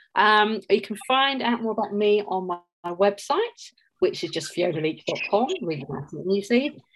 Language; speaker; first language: English; native; English